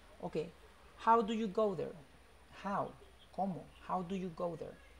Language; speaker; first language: English; non-native, fluent; Spanish